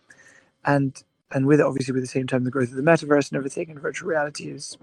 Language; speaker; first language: English; native; English